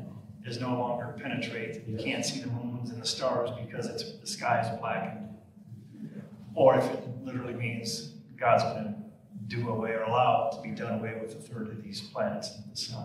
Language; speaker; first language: English; native; English